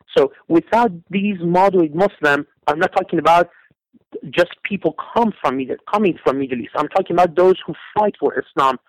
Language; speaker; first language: English; non-native, fluent; Persian